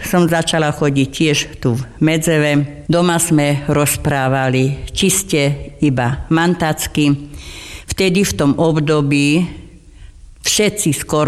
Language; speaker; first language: Slovak; non-native, local second language; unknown